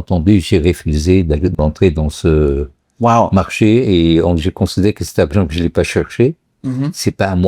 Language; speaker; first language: French; non-native, local second language; Arabic